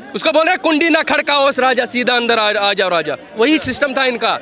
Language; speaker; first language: Hindi; native; Hindi